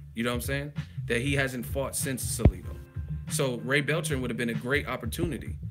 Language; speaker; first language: English; native; English